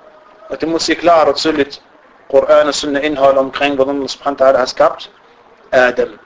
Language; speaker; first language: Danish; non-native, fluent; Arabic